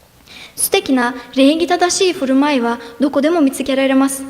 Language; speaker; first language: Japanese; non-native, fluent; Turkish